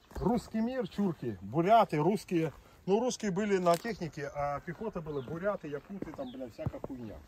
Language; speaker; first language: Russian; non-native, local second language; Ukrainian